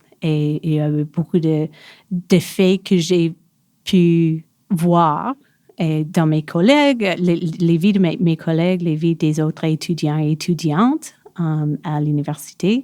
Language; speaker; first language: French; non-native, local second language; English